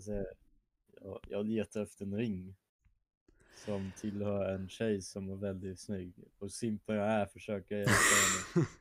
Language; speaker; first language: Swedish; non-native, fluent; German